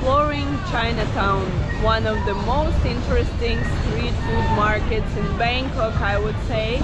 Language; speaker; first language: English; non-native, fluent; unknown